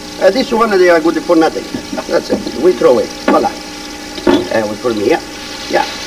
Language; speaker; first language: English; non-native, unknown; Italian